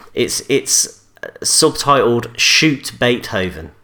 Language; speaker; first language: English; native; English